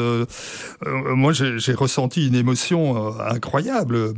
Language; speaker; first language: French; native; French